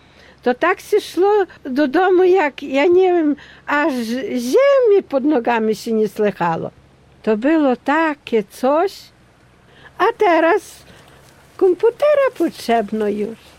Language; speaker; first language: Polish; non-native, local second language; Ukrainian